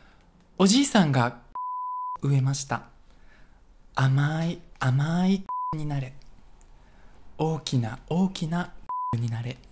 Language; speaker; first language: Japanese; early bilingual, other home language; Russian